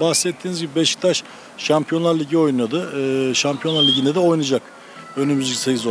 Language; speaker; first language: Turkish; native; Turkish